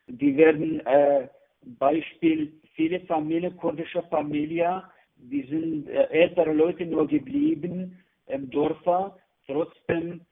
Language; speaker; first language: German; non-native, learner; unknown